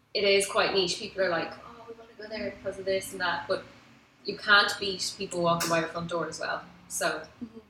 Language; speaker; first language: English; native; English